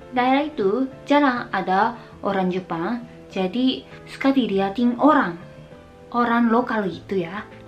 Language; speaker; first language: Indonesian; non-native, fluent; Japanese